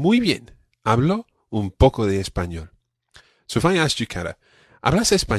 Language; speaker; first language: Spanish; non-native, fluent; English